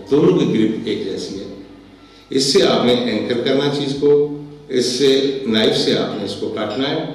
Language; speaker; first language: Urdu; non-native, local second language; Pahari-Potwari